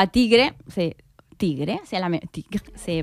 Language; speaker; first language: French; non-native, fluent; Spanish